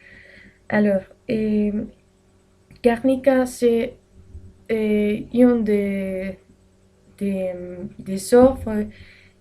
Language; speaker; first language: French; non-native, learner; Spanish